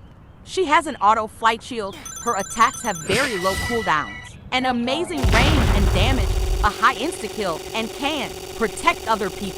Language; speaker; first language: English; native; English